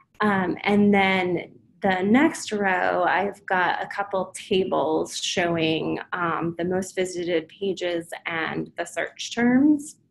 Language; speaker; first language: English; native; English